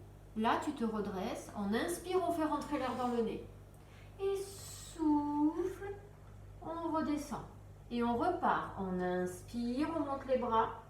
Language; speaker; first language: French; native; French